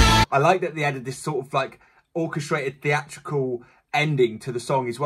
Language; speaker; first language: English; native; English